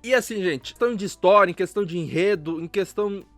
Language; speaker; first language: Portuguese; native; Portuguese